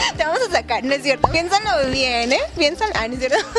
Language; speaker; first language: Spanish; native; Spanish